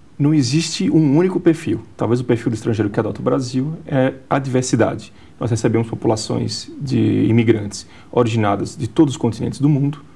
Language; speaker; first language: Portuguese; native; Portuguese